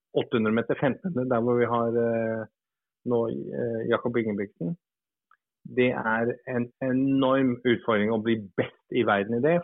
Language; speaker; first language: Norwegian; early bilingual, other home language; English